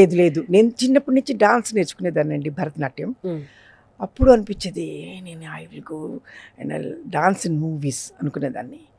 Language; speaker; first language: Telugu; non-native, local second language; Urdu